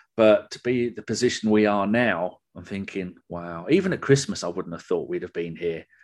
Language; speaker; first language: English; native; English